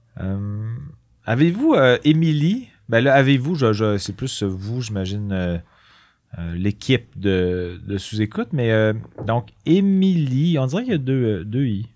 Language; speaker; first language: French; native; French